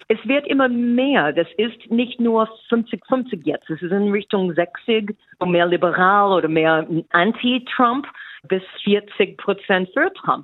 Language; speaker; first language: German; non-native, fluent; English